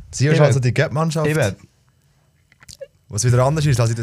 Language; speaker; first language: German; native; German